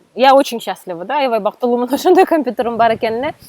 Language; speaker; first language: Russian; non-native, local second language; Kyrgyz